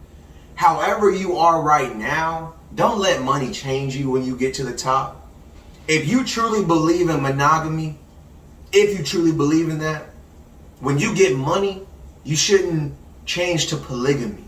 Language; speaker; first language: English; native; English